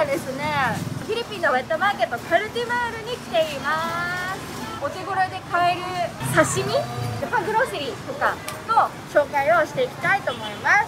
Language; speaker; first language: Japanese; native; Japanese